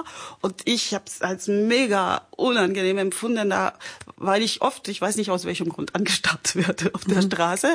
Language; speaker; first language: German; non-native, fluent; French